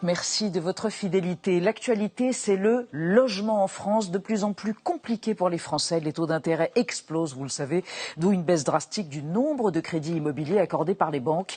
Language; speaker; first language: French; native; French